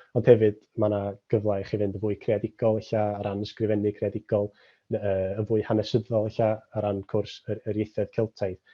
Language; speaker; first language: Welsh; native; Welsh